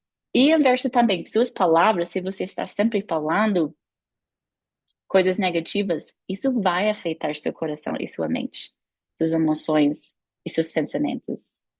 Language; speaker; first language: Portuguese; non-native, fluent; English